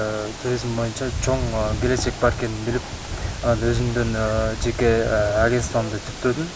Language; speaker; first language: Kyrgyz; non-native, fluent; French